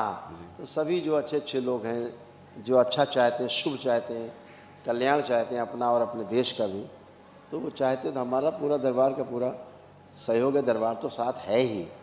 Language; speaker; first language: Hindi; native; Hindi